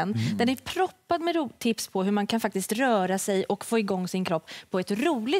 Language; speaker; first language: Swedish; native; Swedish